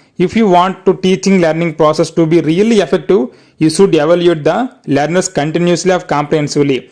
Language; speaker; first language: English; non-native, local second language; Telugu